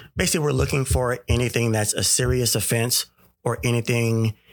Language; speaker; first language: English; native; English